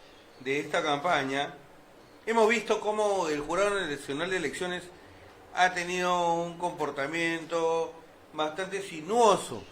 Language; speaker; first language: Spanish; native; Spanish